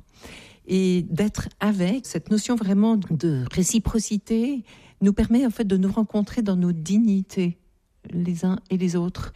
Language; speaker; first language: French; native; French